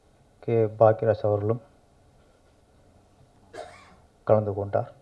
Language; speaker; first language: Tamil; native; Tamil